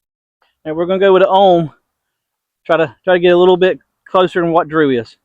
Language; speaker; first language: English; native; English